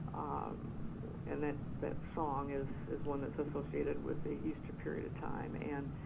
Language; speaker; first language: English; native; English